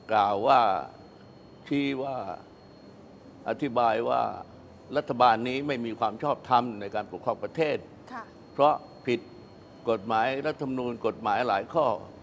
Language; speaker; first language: Thai; native; Thai